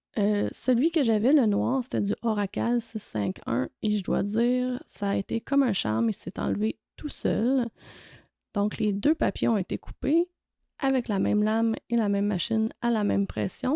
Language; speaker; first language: French; native; French